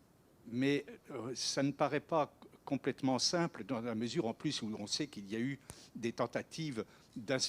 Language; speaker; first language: French; native; French